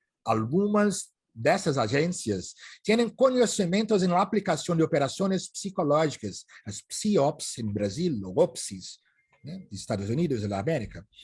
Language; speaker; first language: Portuguese; native; Portuguese